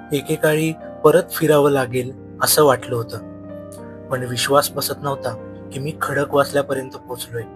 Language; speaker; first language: Marathi; native; Marathi